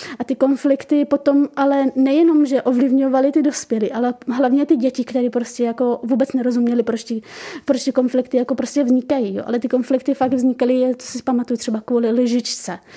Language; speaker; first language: Czech; early bilingual, other home language; Persian